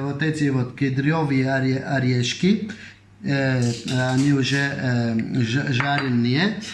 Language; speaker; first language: Russian; non-native, fluent; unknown